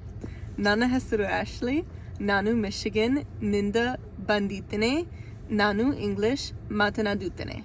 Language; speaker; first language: Kannada; non-native, learner; English